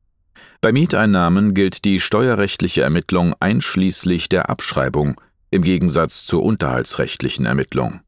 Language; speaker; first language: German; native; German